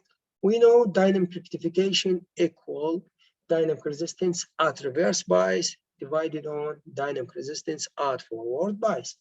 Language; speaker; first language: English; non-native, local second language; Arabic